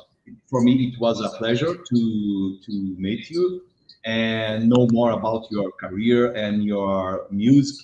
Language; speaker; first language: English; non-native, learner; Portuguese